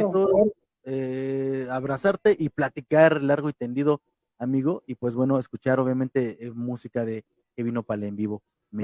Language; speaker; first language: Spanish; native; Spanish